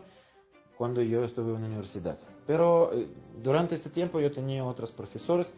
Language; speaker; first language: Spanish; non-native, fluent; Russian